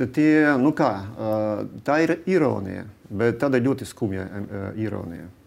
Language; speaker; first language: Latvian; non-native, local second language; Russian